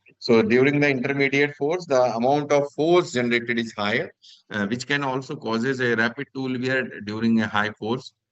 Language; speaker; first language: English; non-native, local second language; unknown